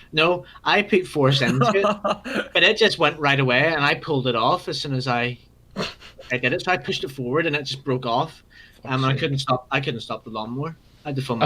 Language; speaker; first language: English; native; English